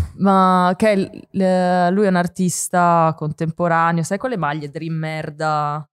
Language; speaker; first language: Italian; native; Italian